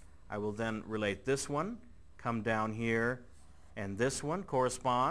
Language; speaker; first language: English; native; English